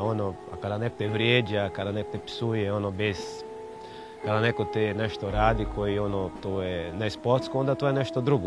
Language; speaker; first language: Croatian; non-native, fluent; Portuguese